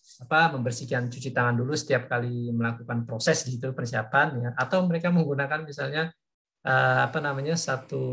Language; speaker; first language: Indonesian; native; Indonesian